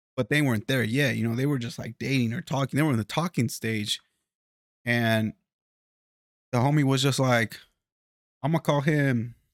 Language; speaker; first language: English; early bilingual, other home language; Spanish